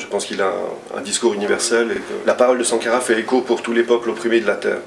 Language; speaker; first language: French; native; French